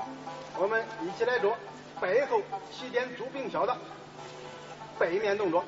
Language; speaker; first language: Chinese; native; Chinese